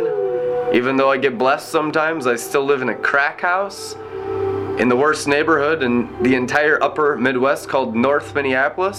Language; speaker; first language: English; native; English